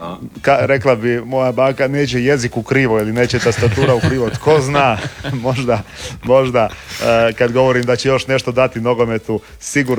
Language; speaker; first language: Serbian; native; Serbian